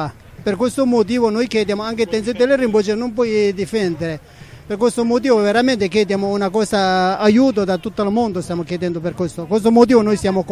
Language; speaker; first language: Italian; non-native, learner; Tibetan